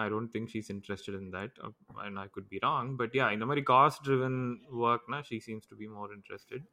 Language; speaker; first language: English; non-native, local second language; Tamil